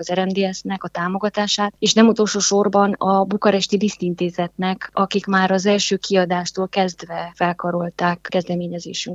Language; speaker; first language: Hungarian; native; Hungarian